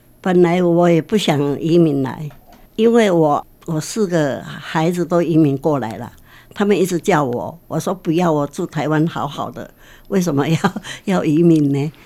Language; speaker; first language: Chinese; non-native, local second language; Min Nan Chinese